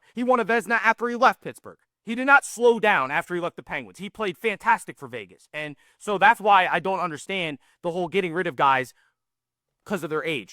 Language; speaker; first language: English; native; English